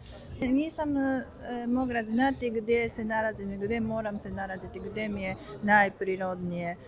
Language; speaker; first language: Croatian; non-native, learner; Japanese